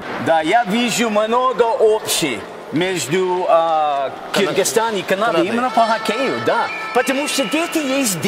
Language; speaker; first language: Russian; non-native, fluent; English